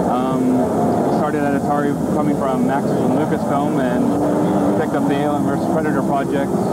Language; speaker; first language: English; native; English